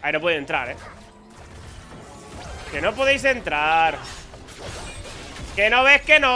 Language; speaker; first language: Spanish; native; Spanish